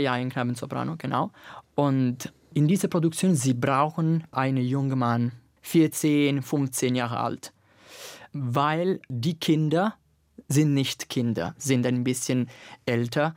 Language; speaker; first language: German; non-native, fluent; Italian